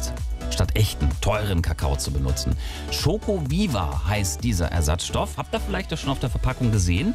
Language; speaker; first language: German; native; German